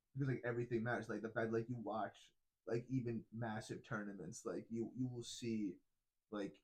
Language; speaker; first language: English; native; English